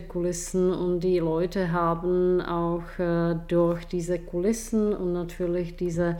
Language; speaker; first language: German; non-native, fluent; Czech